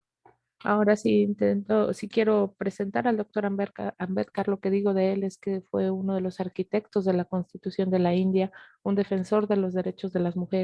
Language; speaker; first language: Spanish; native; Spanish